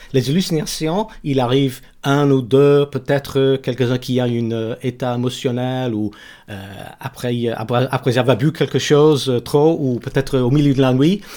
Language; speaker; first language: French; non-native, learner; English